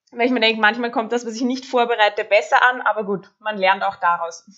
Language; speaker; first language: German; native; German